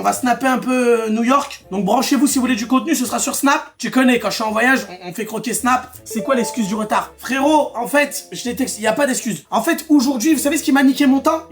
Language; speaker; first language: French; native; French